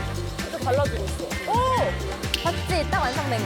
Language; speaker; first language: Korean; native; Korean